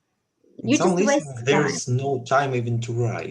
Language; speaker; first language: English; non-native, learner; Russian